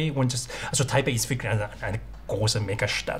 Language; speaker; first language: German; non-native, fluent; Chinese